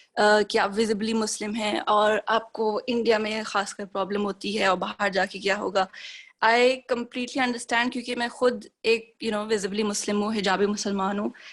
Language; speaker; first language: Hindi; native; Hindi